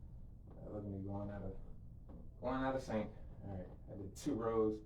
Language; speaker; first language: English; native; English